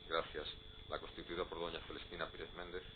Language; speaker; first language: Spanish; native; Spanish